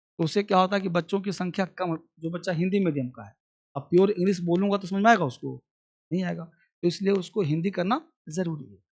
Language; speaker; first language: Hindi; non-native, local second language; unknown